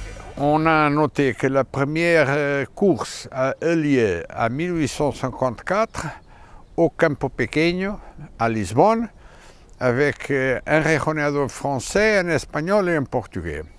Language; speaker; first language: French; non-native, fluent; Portuguese